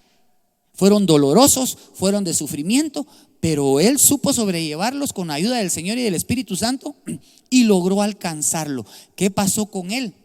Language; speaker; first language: Spanish; native; Spanish